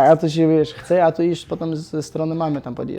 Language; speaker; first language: Polish; non-native, fluent; Chechen